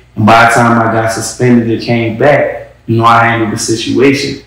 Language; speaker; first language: English; native; English